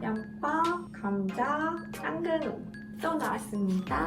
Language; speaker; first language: Korean; non-native, fluent; Japanese